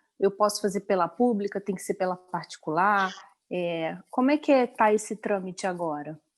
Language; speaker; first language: Portuguese; native; Portuguese